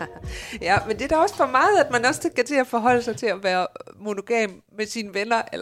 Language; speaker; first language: Danish; native; Danish